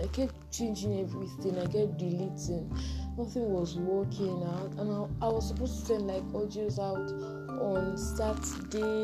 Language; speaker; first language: English; non-native, local second language; Yoruba